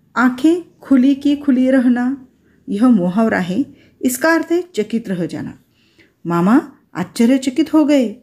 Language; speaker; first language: Hindi; non-native, local second language; Marathi